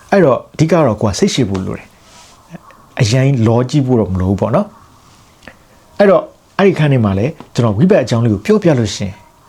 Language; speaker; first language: Burmese; non-native, local second language; S'gaw Karen